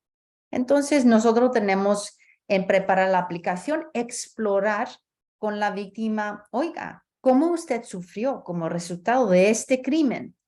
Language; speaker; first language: Spanish; early bilingual, heritage; Spanish